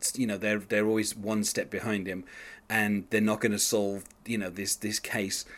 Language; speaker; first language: English; native; English